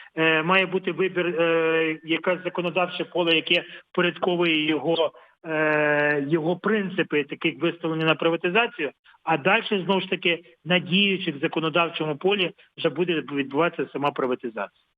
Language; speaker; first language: Ukrainian; native; Ukrainian